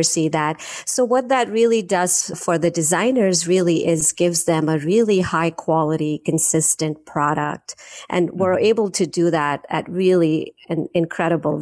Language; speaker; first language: English; non-native, local second language; Hindi